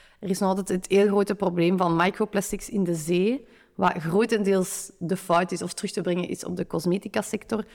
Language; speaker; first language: Dutch; native; Dutch